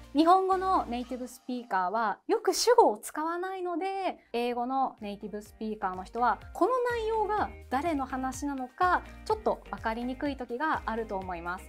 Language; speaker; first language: Japanese; native; Japanese